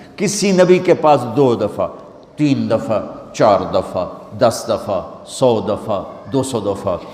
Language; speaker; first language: Urdu; non-native, local second language; Punjabi